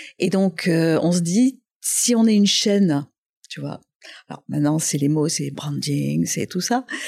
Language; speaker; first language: French; non-native, local second language; Arabic